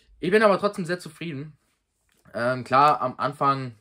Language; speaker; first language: German; native; German